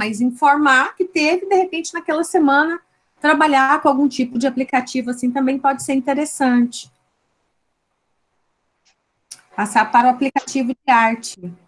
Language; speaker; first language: Portuguese; native; Portuguese